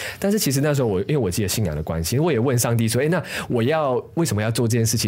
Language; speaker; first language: Chinese; native; Chinese